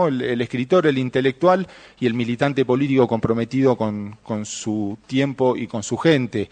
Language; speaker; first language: Spanish; native; Spanish